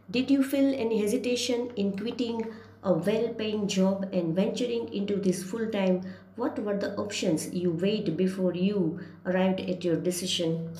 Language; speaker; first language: English; non-native, local second language; Gujarati